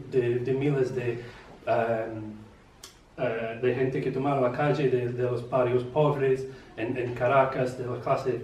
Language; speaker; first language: Spanish; non-native, learner; English